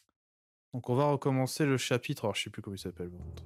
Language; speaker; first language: French; native; French